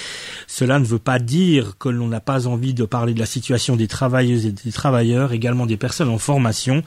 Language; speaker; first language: French; native; French